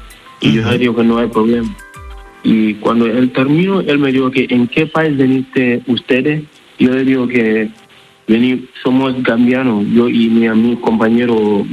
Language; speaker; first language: Spanish; non-native, learner; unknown